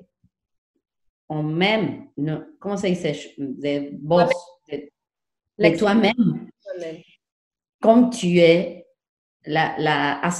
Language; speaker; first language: French; non-native, learner; Spanish